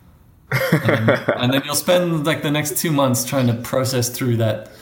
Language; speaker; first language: English; native; English